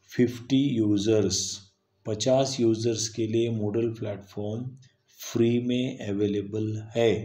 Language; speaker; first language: Hindi; non-native, local second language; Marathi